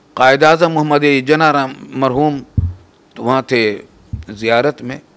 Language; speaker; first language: Urdu; native; Urdu